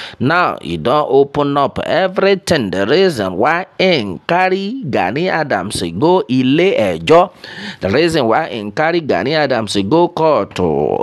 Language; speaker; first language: Nigerian Pidgin; non-native, local second language; Yoruba